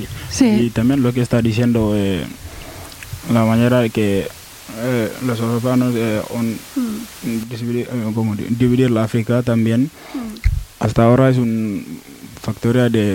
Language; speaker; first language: Spanish; non-native, learner; Wolof